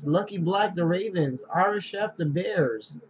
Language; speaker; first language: English; native; English